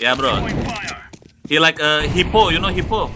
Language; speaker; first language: English; non-native, learner; Sundanese